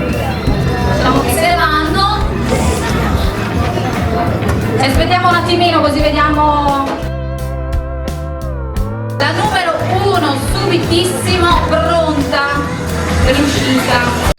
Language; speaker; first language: Italian; native; Italian